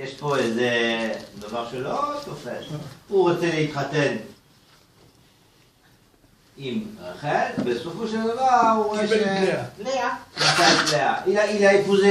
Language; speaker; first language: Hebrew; non-native, fluent; French